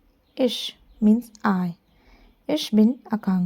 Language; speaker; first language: German; non-native, learner; Hindi